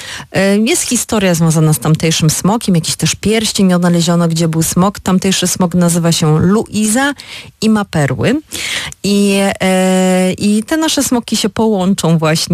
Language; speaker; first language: Polish; native; Polish